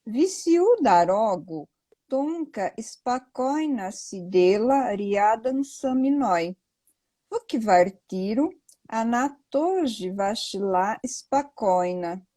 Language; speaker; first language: Russian; non-native, learner; Portuguese